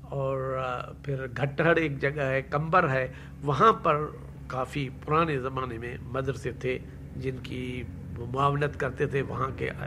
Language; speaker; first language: Urdu; non-native, local second language; Sindhi